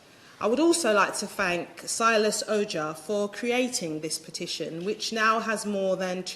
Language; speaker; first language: English; native; English